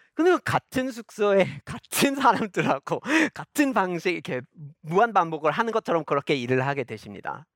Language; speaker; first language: Korean; non-native, fluent; English